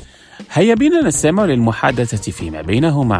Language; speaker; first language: Arabic; non-native, fluent; Indonesian